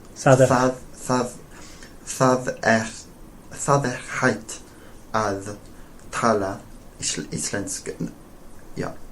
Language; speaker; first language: Icelandic; non-native, learner; English